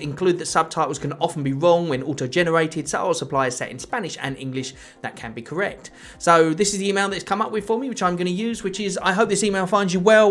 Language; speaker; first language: English; native; English